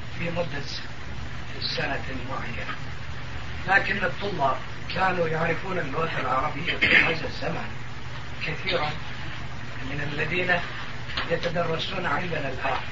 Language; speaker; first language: Arabic; non-native, fluent; Turkish